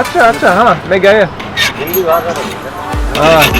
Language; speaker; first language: Hindi; non-native, learner; English